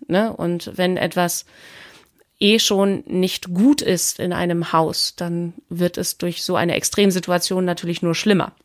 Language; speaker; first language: German; native; German